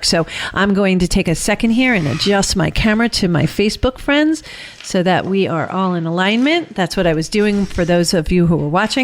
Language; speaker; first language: English; native; English